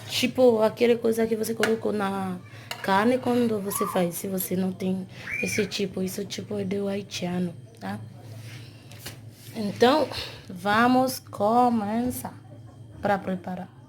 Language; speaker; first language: Portuguese; non-native, learner; Haitian Creole